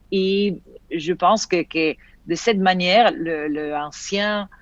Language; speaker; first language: French; non-native, fluent; Italian